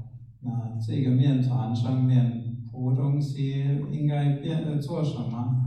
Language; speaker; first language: Chinese; non-native, fluent; German